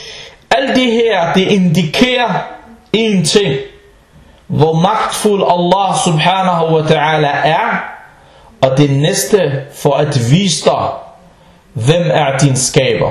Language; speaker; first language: Danish; non-native, fluent; Arabic